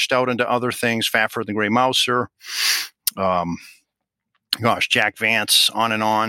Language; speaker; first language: English; native; English